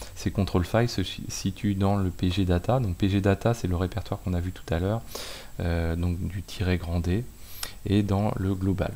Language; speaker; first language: French; native; French